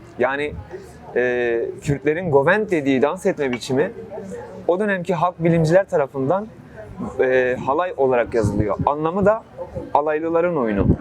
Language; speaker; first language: Turkish; non-native, local second language; Kurdish